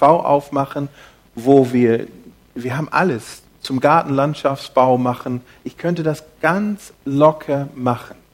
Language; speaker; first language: German; non-native, fluent; English